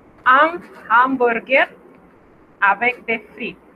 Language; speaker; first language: French; non-native, fluent; Spanish